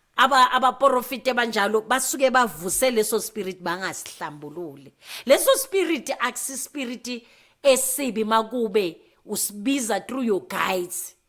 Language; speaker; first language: Zulu; non-native, local second language; Southern Sotho